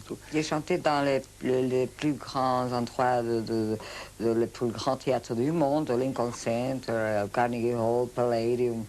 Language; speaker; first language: French; non-native, fluent; Portuguese